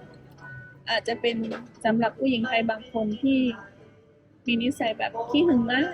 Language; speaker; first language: Thai; native; Thai